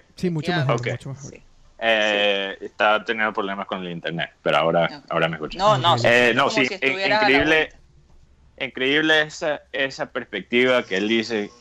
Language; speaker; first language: Spanish; non-native, fluent; English